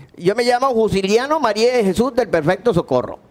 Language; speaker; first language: Spanish; native; Spanish